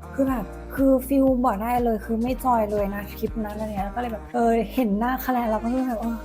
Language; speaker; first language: Thai; native; Thai